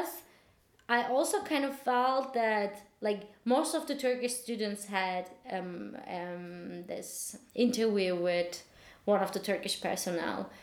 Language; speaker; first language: English; non-native, fluent; Turkish